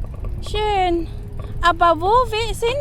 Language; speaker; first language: German; non-native, learner; Filipino